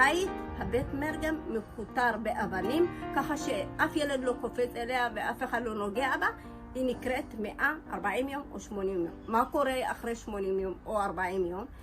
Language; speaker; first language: Hebrew; early bilingual, other home language; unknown